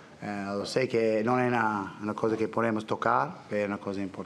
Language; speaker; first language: Italian; non-native, learner; English